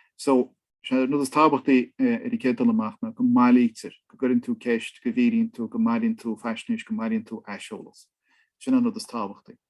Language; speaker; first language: Irish; native; Irish